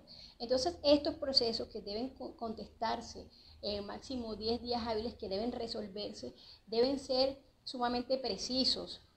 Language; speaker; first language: Spanish; native; Spanish